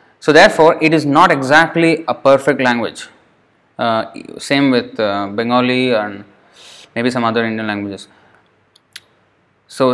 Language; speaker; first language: English; non-native, local second language; Telugu